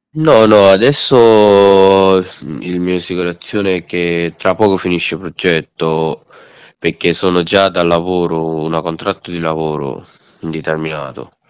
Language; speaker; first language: Italian; non-native, learner; Bangla